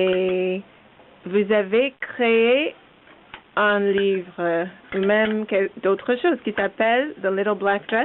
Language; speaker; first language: French; non-native, learner; English